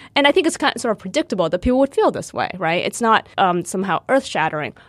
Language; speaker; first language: English; native; English